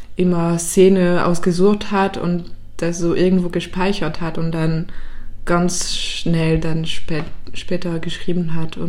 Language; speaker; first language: German; non-native, fluent; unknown